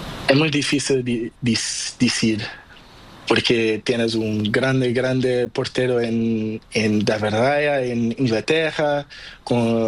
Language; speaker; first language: Spanish; non-native, learner; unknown